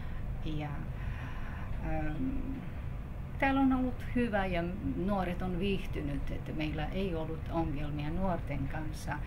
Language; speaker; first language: Finnish; non-native, fluent; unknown